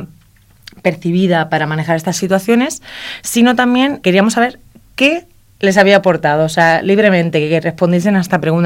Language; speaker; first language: Spanish; native; Spanish